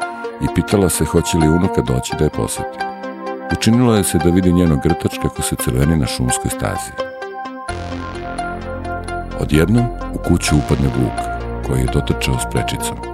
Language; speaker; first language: Serbian; native; Serbian